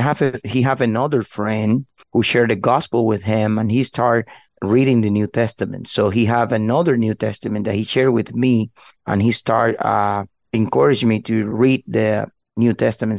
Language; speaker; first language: English; non-native, fluent; Spanish